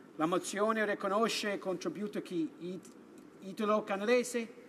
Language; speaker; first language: Italian; early bilingual, heritage; Italian